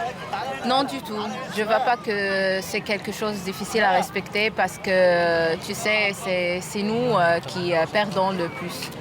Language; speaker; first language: French; non-native, fluent; Arabic